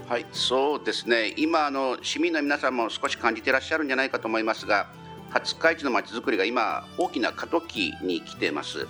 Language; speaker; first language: Japanese; native; Japanese